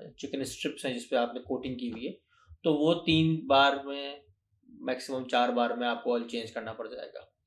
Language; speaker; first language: Urdu; native; Urdu